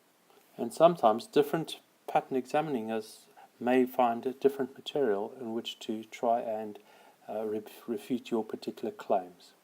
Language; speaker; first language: English; native; English